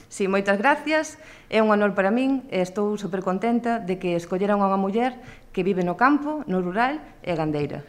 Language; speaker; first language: Galician; native; Galician